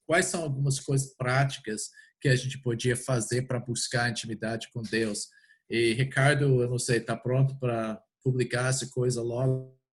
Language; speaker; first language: Portuguese; non-native, fluent; English